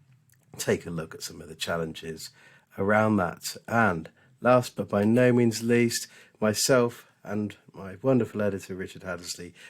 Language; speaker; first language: English; native; English